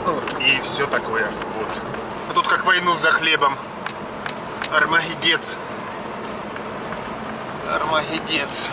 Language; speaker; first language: Russian; native; Russian